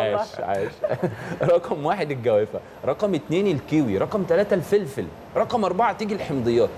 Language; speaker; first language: Egyptian Arabic; native; Egyptian Arabic